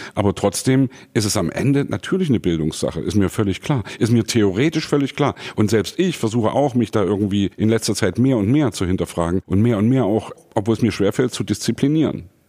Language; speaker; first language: German; native; German